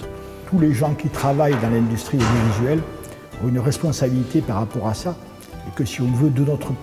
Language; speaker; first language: French; native; French